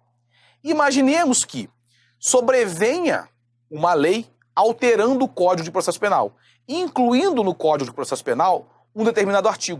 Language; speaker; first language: Portuguese; native; Portuguese